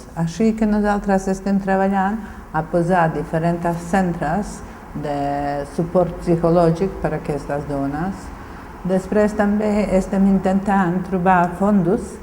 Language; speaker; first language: Catalan; non-native, fluent; Bosnian